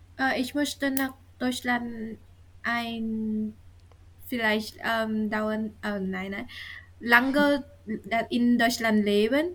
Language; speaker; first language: German; non-native, learner; Vietnamese